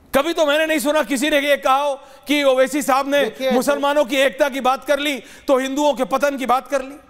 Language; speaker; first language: Hindi; native; Hindi